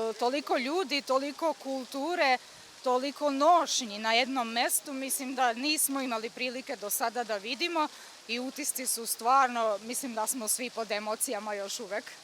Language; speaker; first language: Serbian; non-native, local second language; Slovak